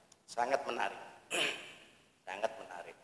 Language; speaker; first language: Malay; non-native, local second language; Javanese